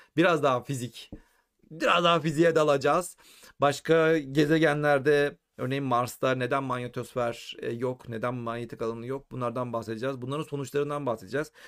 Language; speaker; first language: Turkish; native; Turkish